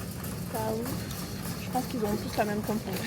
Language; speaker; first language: French; native; French